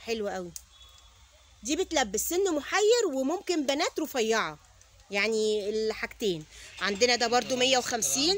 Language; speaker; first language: Arabic; native; Arabic